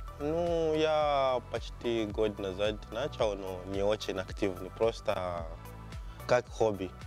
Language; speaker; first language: Russian; non-native, fluent; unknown